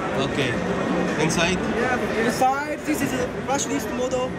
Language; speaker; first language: English; non-native, learner; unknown